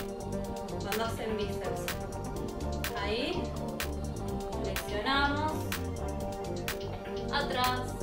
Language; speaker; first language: Spanish; native; Spanish